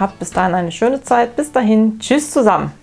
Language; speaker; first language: German; native; German